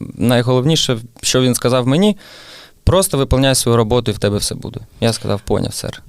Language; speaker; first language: Ukrainian; non-native, local second language; Russian